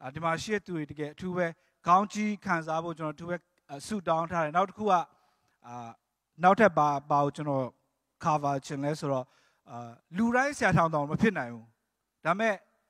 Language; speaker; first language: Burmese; non-native, local second language; Tedim Chin